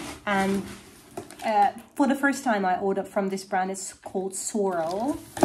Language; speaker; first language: English; non-native, fluent; Azerbaijani